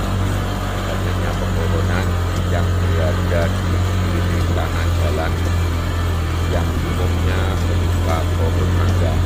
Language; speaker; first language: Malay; non-native, local second language; Javanese